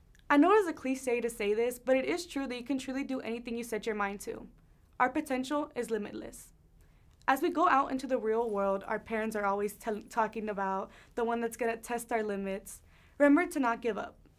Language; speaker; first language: English; early bilingual, other home language; Spanish